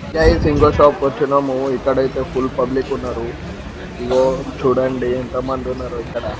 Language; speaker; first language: Telugu; non-native, local second language; Lambadi